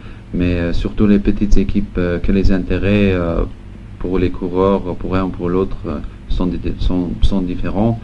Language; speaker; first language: French; non-native, local second language; Luxembourgish